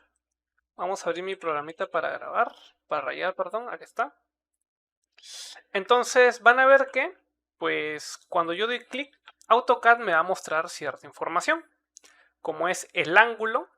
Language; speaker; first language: Spanish; native; Spanish